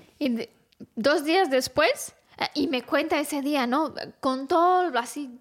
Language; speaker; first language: Spanish; non-native, fluent; Romanian